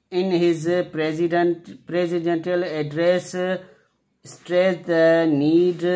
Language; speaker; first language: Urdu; non-native, local second language; Sindhi